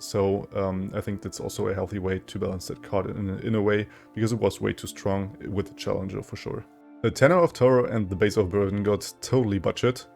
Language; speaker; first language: English; non-native, fluent; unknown